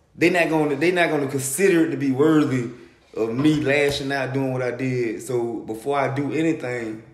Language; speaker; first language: English; native; English